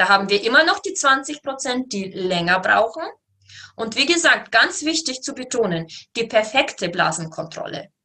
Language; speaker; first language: German; native; German